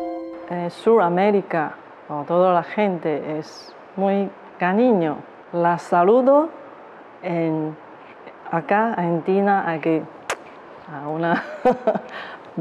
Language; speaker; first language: Spanish; non-native, learner; Chinese